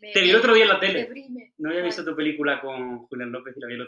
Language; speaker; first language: Spanish; native; Spanish